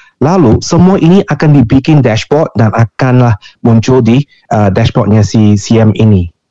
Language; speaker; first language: Indonesian; non-native, fluent; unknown